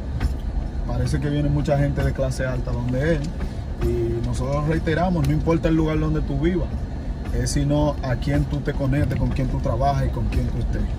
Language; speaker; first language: Spanish; native; Spanish